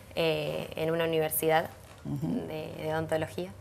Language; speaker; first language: Spanish; native; Spanish